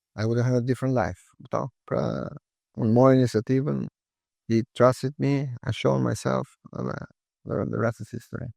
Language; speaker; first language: English; non-native, fluent; Albanian